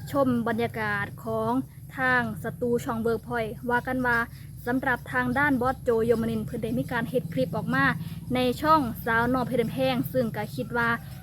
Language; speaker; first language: Thai; native; Thai